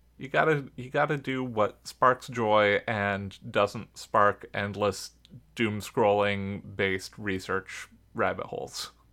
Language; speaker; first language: English; native; English